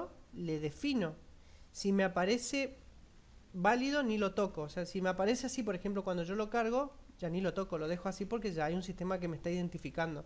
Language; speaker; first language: Spanish; native; Spanish